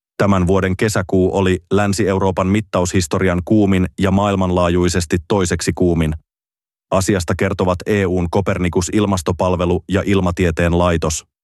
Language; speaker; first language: Finnish; native; Finnish